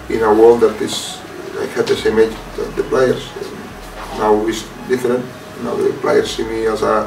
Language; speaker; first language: English; non-native, fluent; Spanish